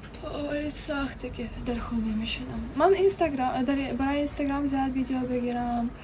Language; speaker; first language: Persian; non-native, learner; Ukrainian